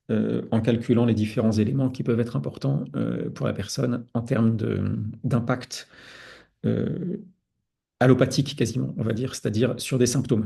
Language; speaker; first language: French; native; French